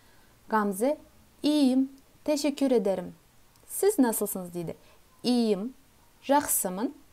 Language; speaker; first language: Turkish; non-native, fluent; Kazakh